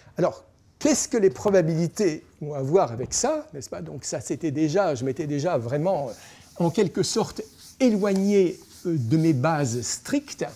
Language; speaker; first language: French; native; French